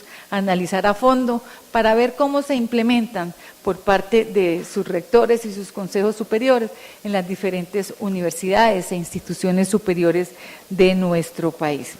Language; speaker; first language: Spanish; native; Spanish